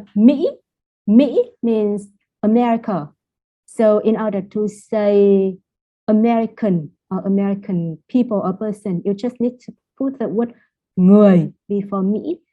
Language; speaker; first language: English; non-native, fluent; Vietnamese